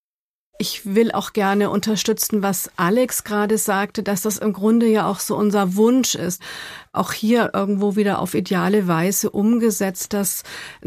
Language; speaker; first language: German; native; German